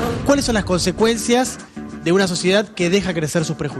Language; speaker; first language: Spanish; native; Spanish